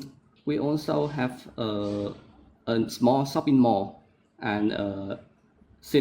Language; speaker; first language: English; non-native, learner; Vietnamese